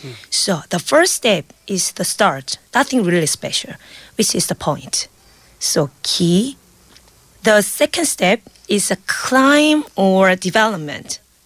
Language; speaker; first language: English; non-native, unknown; Korean